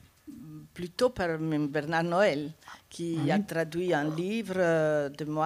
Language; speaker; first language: French; non-native, fluent; Italian